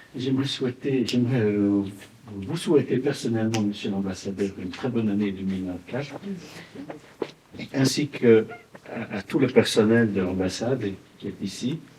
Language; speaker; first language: French; non-native, fluent; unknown